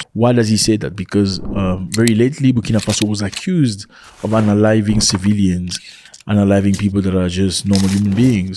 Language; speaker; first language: English; non-native, fluent; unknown